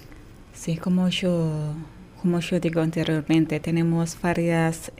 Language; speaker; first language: Spanish; non-native, fluent; Indonesian